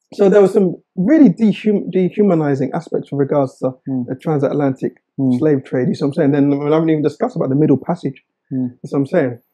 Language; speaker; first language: English; native; English